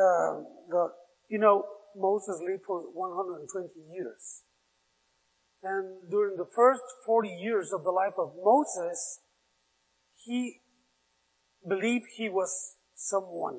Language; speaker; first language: English; non-native, fluent; Spanish